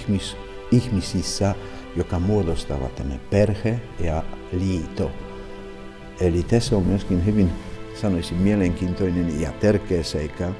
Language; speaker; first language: Finnish; non-native, fluent; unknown